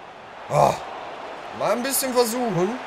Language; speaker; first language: German; native; German